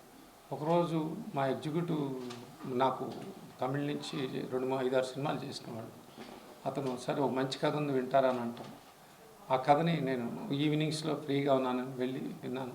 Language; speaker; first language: Telugu; native; Telugu